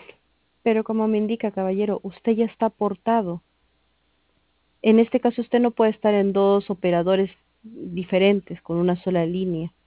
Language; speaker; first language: Spanish; native; Spanish